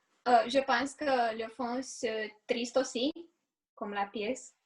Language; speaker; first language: French; non-native, learner; Romanian